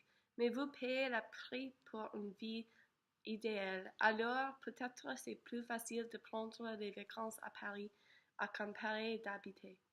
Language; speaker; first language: French; non-native, learner; English